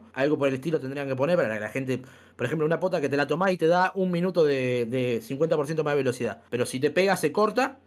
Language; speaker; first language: Spanish; native; Spanish